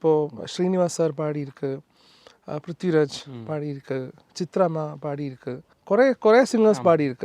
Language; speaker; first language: Tamil; non-native, learner; Malayalam